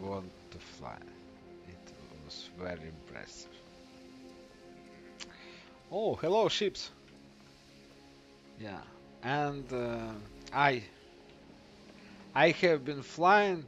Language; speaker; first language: English; non-native, learner; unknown